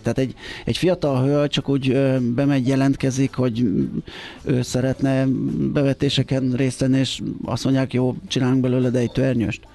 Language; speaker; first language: Hungarian; native; Hungarian